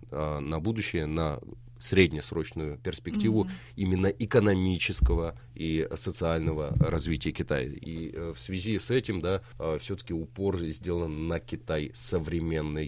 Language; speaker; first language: Russian; native; Russian